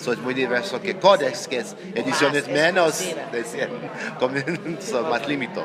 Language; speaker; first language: Spanish; non-native, learner; English